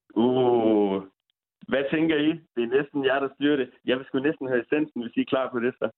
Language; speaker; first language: Danish; native; Danish